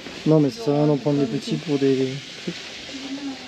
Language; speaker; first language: French; native; French